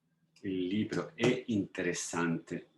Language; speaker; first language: Italian; non-native, fluent; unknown